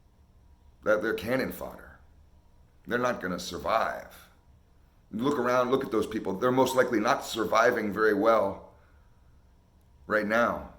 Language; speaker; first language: English; native; English